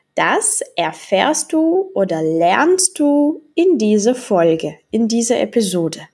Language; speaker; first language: German; non-native, fluent; Czech